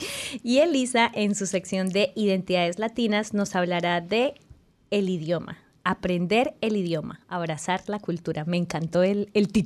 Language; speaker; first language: Spanish; native; Spanish